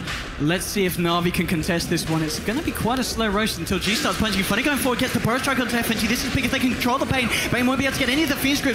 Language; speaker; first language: English; native; English